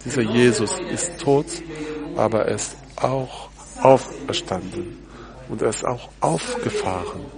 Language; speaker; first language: German; non-native, fluent; French